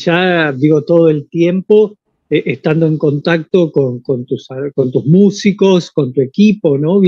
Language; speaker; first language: Spanish; native; Spanish